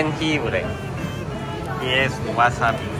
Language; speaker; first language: Spanish; non-native, learner; Korean